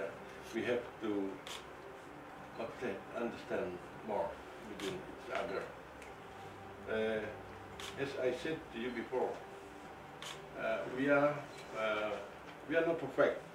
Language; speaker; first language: English; non-native, fluent; Indonesian